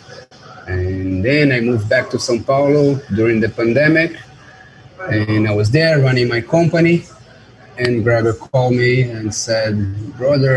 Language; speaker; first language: English; non-native, fluent; Portuguese